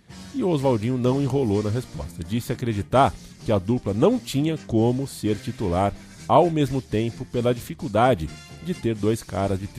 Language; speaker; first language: Portuguese; native; Portuguese